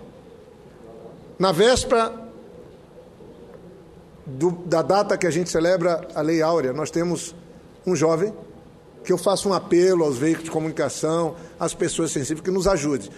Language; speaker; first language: Portuguese; native; Portuguese